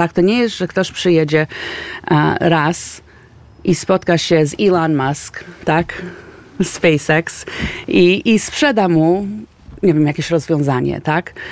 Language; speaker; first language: Polish; early bilingual, heritage; Polish